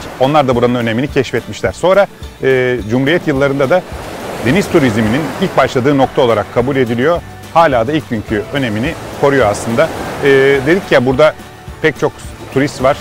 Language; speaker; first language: Turkish; native; Turkish